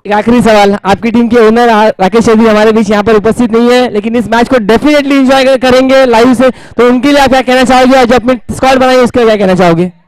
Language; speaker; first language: Hindi; non-native, local second language; Marathi